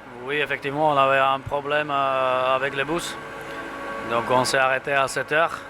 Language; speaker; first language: French; non-native, fluent; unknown